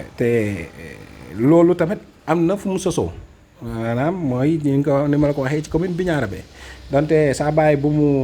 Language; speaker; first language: Wolof; non-native, fluent; Fula